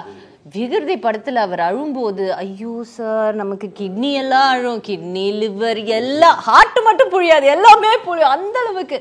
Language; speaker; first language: Tamil; native; Tamil